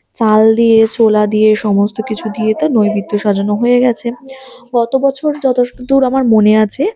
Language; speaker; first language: Bangla; native; Bangla